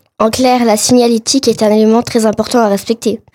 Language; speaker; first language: French; native; French